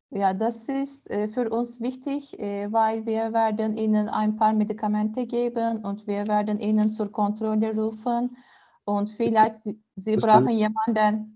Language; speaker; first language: German; non-native, learner; Turkish